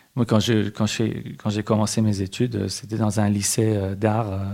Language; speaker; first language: French; early bilingual, other home language; Persian